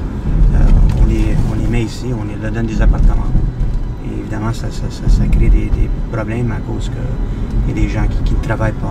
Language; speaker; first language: French; native; French